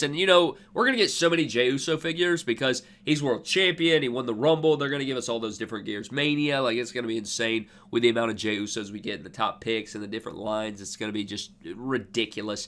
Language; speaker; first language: English; native; English